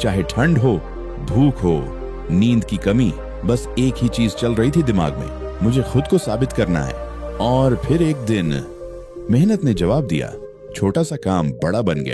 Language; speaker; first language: Hindi; native; Hindi